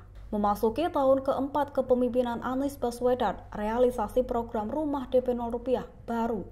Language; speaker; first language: Indonesian; native; Indonesian